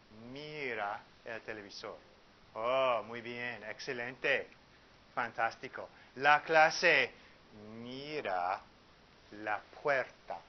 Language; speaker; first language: Spanish; non-native, fluent; English